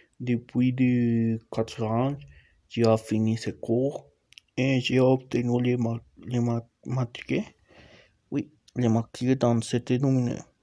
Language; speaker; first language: French; non-native, learner; Portuguese